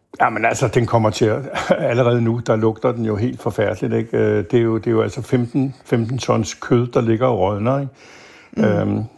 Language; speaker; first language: Danish; native; Danish